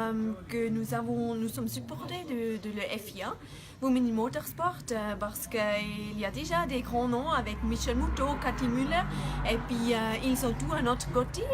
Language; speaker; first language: French; non-native, learner; German